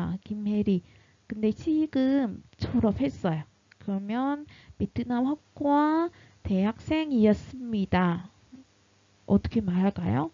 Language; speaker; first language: Korean; non-native, fluent; Vietnamese